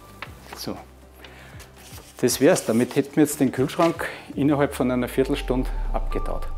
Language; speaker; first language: German; native; German